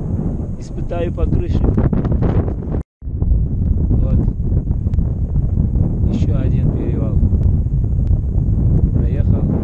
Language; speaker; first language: Russian; non-native, local second language; Uzbek